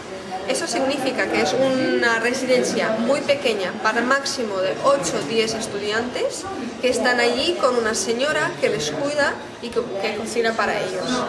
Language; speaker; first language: Spanish; non-native, fluent; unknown